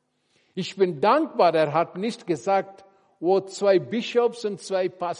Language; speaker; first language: German; non-native, learner; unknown